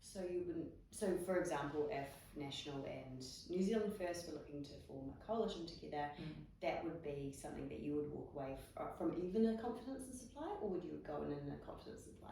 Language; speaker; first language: English; native; English